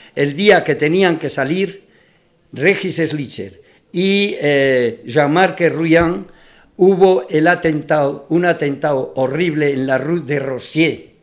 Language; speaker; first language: Spanish; native; Spanish